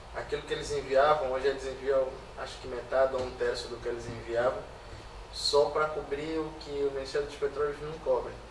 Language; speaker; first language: Portuguese; native; Portuguese